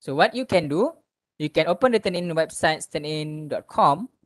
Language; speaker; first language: English; non-native, local second language; Malay